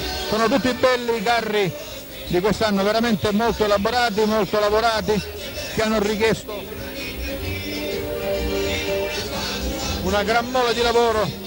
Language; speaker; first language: Italian; native; Italian